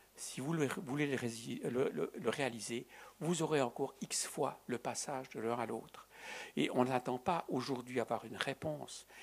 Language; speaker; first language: French; native; French